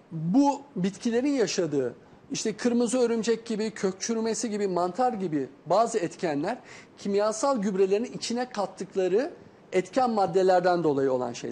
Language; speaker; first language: Turkish; native; Turkish